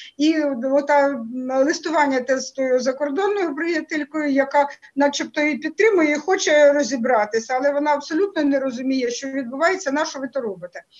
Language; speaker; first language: Ukrainian; native; Ukrainian